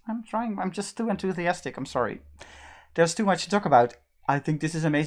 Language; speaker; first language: English; non-native, fluent; Dutch